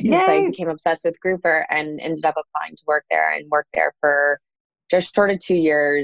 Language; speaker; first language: English; native; English